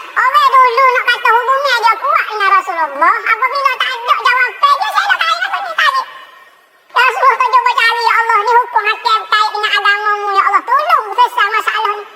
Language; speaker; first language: Malay; native; Malay